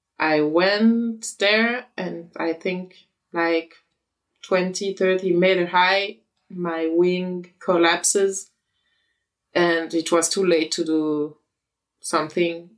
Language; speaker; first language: English; non-native, fluent; French